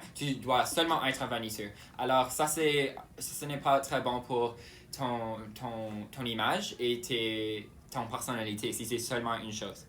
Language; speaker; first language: French; non-native, local second language; English